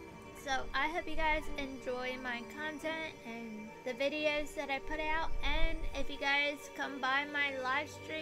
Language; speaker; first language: English; native; English